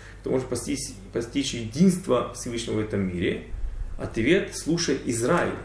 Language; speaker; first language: Russian; early bilingual, heritage; Russian